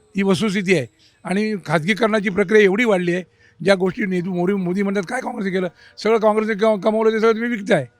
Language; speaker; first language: Marathi; native; Marathi